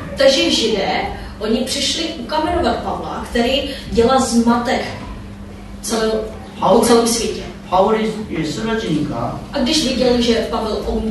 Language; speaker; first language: Czech; non-native, fluent; Korean